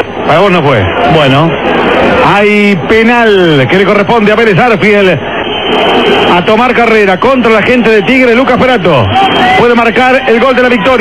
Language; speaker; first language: Spanish; native; Spanish